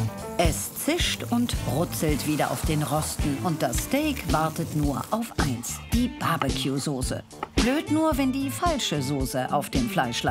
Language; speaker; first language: German; native; German